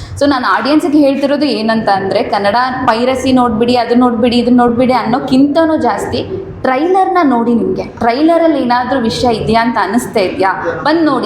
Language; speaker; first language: Kannada; native; Kannada